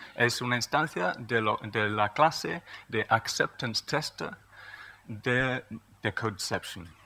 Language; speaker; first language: Spanish; non-native, fluent; English